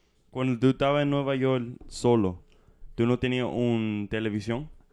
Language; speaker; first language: Spanish; early bilingual, other home language; English